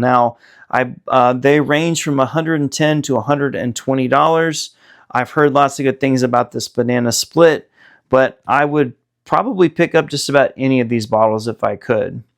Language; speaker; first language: English; native; English